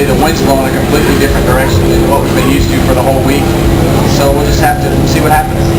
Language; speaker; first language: English; native; English